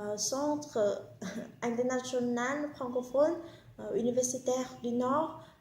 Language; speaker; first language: French; non-native, fluent; Vietnamese